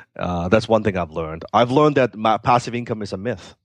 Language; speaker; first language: English; non-native, local second language; Cantonese